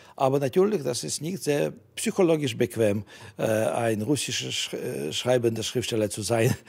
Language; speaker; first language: German; non-native, fluent; Russian